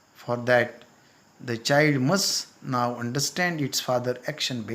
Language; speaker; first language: English; non-native, local second language; Marathi